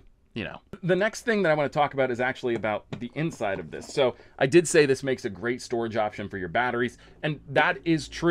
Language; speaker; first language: English; native; English